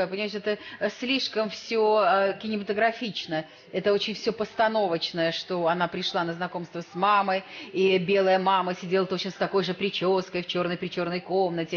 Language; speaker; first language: Russian; native; Russian